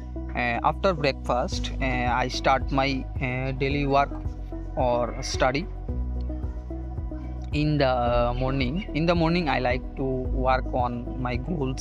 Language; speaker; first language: English; non-native, learner; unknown